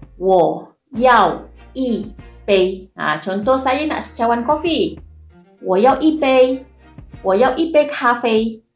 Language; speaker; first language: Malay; native; Malay